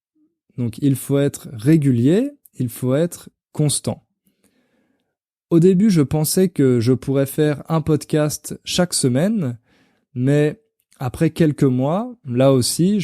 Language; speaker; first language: French; native; French